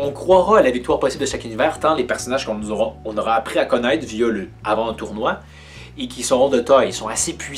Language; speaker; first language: French; native; French